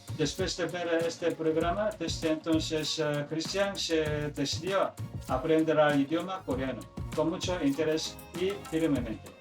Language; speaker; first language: Spanish; non-native, learner; Korean